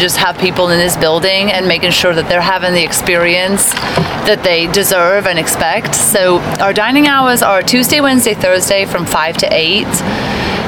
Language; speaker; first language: English; native; English